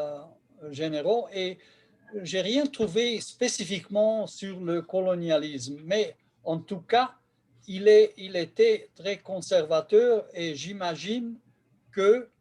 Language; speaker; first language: French; non-native, fluent; Hungarian